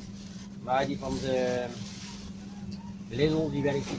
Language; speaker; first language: Dutch; native; Dutch